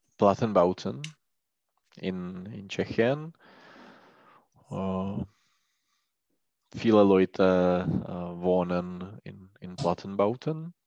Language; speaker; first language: German; non-native, learner; Czech